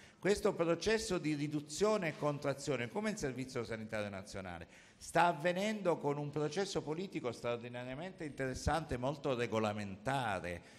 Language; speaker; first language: Italian; native; Italian